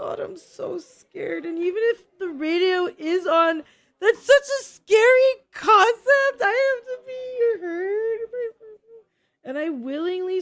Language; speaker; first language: English; native; English